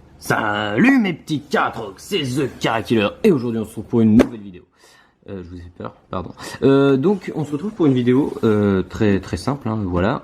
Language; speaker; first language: French; native; French